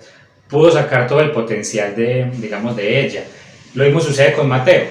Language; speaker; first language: Spanish; native; Spanish